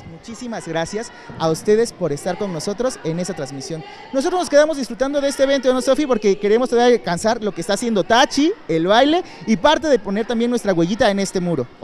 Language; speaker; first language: Spanish; native; Spanish